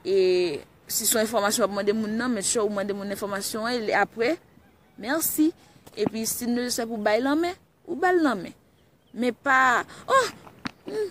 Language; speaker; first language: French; non-native, learner; Haitian Creole